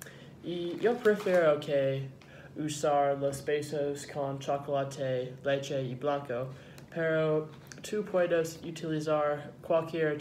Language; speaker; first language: Spanish; non-native, learner; English